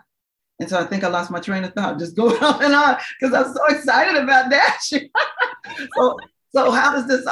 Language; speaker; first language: English; native; English